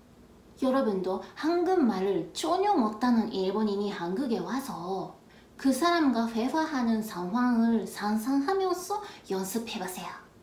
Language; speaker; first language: Korean; non-native, fluent; Japanese